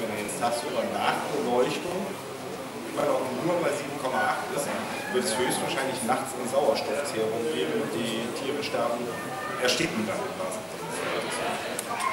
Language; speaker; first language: German; native; German